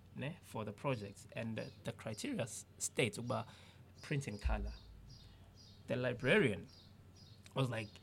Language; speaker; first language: English; non-native, local second language; Zulu